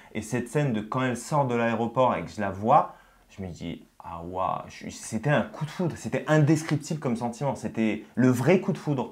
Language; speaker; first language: French; early bilingual, other home language; Russian